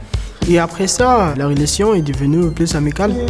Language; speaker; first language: French; non-native, fluent; Arabic